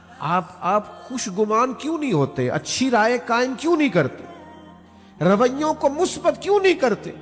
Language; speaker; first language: Urdu; non-native, local second language; Punjabi